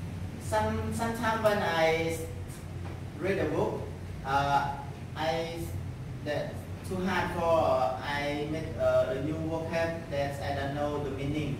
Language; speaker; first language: English; non-native, learner; Khmer